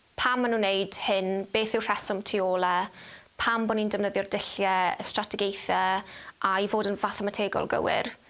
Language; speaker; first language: Welsh; native; Welsh